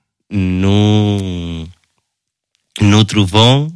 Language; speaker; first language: French; non-native, learner; Spanish